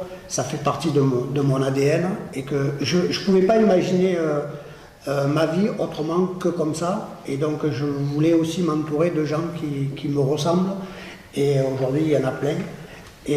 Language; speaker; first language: French; native; French